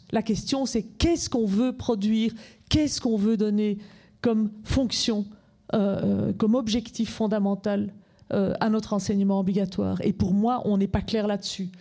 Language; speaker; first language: French; native; French